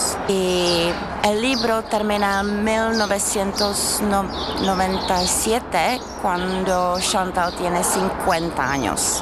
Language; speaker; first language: Spanish; non-native, fluent; Czech